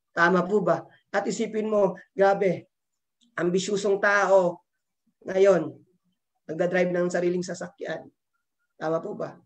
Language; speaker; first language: Filipino; non-native, local second language; Cebuano